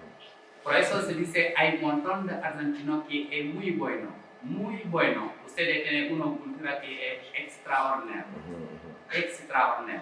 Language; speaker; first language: Spanish; non-native, learner; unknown